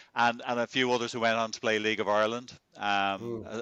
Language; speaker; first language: English; native; English